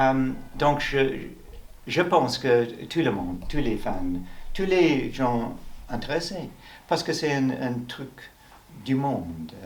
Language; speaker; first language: French; non-native, learner; English